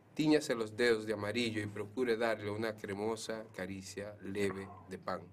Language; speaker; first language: Spanish; native; Spanish